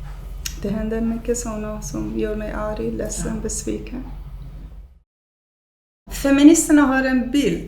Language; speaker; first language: Swedish; non-native, fluent; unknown